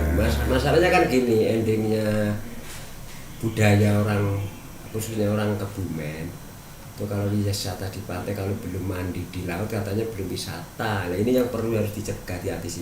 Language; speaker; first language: Indonesian; native; Indonesian